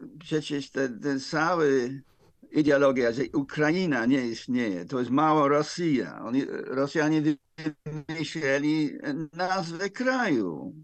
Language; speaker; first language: Polish; non-native, fluent; English